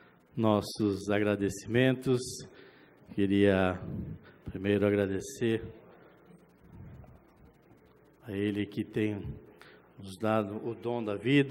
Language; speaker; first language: Portuguese; native; Portuguese